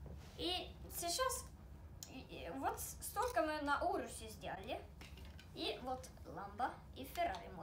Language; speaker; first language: Russian; early bilingual, heritage; Russian